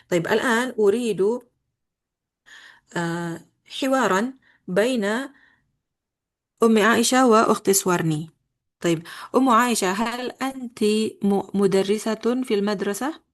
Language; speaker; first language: Arabic; non-native, fluent; Indonesian